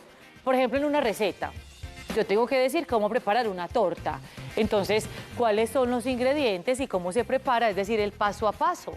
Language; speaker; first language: Spanish; native; Spanish